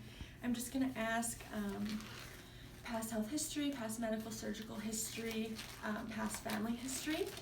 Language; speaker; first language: English; native; English